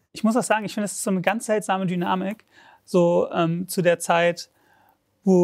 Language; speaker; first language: German; native; German